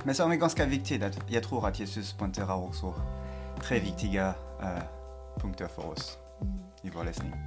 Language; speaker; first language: Swedish; non-native, fluent; French